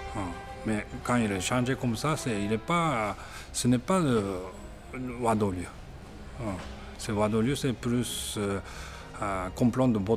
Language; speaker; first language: French; non-native, learner; Japanese